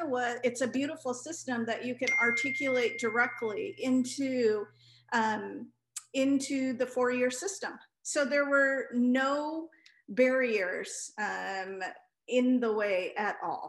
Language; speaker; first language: English; non-native, local second language; Punjabi